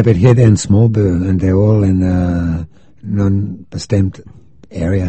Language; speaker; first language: Danish; non-native, fluent; English